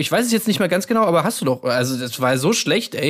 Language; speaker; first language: German; native; German